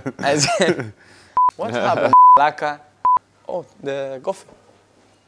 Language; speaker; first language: English; non-native, learner; Spanish